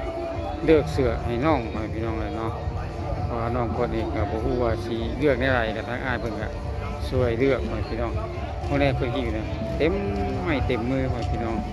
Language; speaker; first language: Thai; non-native, local second language; Lao